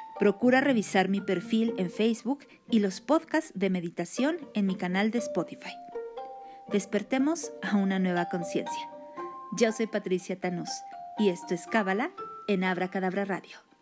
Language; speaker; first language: Spanish; native; Spanish